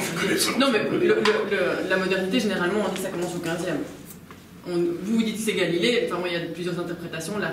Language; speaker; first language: French; native; French